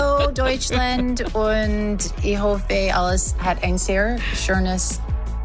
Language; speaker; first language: German; non-native, learner; English